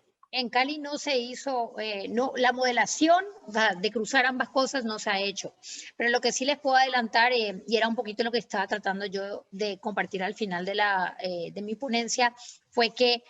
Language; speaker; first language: Spanish; native; Spanish